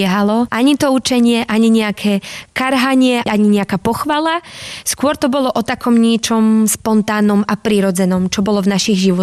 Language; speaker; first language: Slovak; native; Slovak